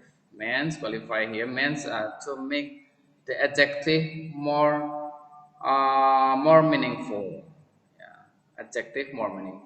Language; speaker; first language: English; non-native, fluent; Indonesian